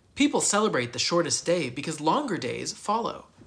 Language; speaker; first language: English; native; English